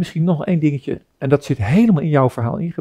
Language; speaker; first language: Dutch; native; Dutch